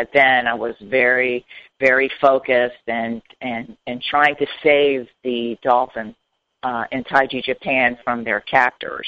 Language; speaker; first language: English; native; English